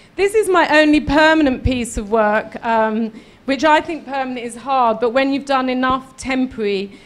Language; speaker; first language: English; native; English